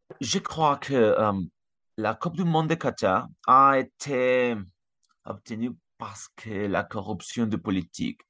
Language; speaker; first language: French; non-native, learner; Spanish